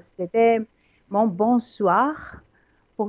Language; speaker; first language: French; non-native, learner; Greek